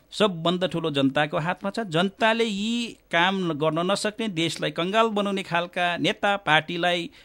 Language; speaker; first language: Nepali; non-native, local second language; Eastern Tamang